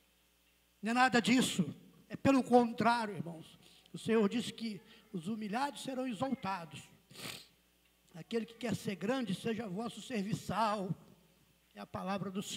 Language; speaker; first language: Portuguese; native; Portuguese